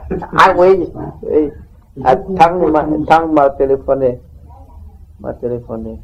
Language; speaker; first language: French; non-native, learner; Vietnamese